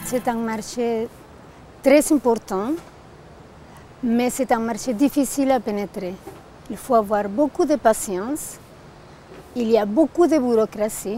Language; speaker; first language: French; non-native, fluent; Portuguese